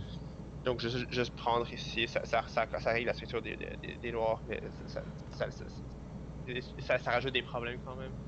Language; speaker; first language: French; native; French